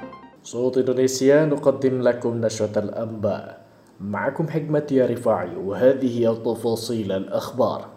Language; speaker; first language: Arabic; non-native, fluent; Indonesian